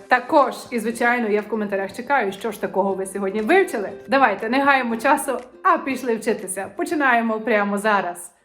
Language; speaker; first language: Ukrainian; native; Ukrainian